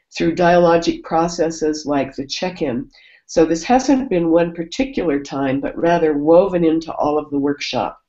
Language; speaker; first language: English; native; English